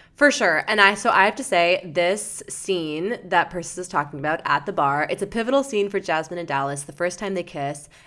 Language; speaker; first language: English; native; English